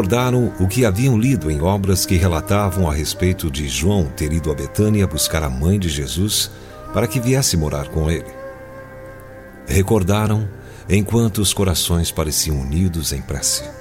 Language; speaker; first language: Portuguese; native; Portuguese